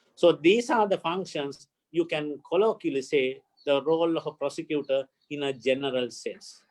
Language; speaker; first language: English; non-native, local second language; Sinhala